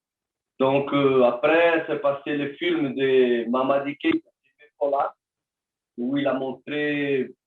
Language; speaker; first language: French; non-native, learner; Portuguese